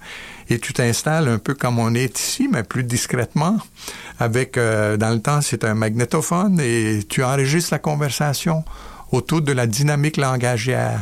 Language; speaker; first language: French; native; French